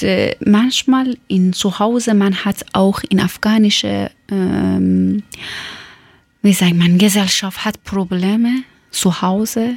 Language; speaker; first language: German; non-native, learner; Persian